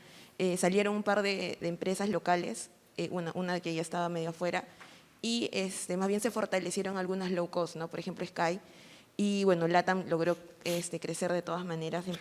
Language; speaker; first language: Spanish; native; Spanish